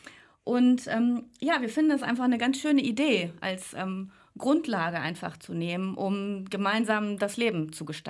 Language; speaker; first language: German; native; German